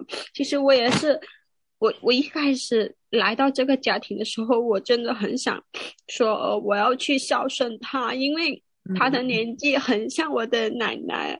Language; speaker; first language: Chinese; non-native, local second language; Cantonese